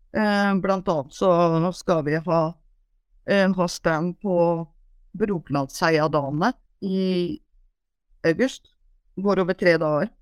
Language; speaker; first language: Norwegian; native; Norwegian